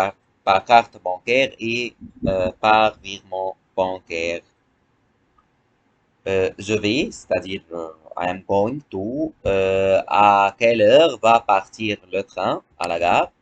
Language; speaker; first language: French; non-native, fluent; Arabic